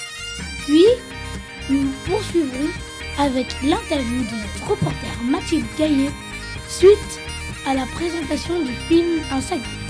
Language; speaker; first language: French; native; French